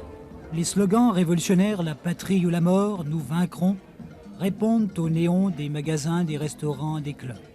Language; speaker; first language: French; native; French